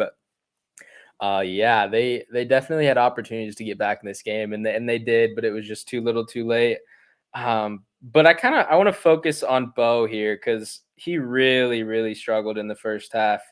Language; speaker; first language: English; native; English